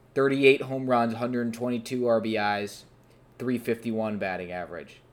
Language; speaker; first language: English; native; English